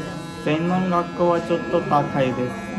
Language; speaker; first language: Japanese; non-native, learner; Marathi